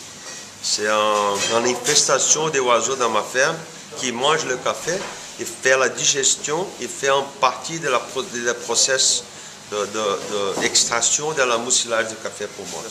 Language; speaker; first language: French; non-native, fluent; Portuguese